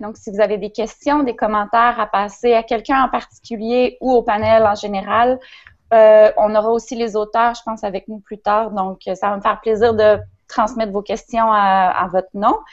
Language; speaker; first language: French; native; French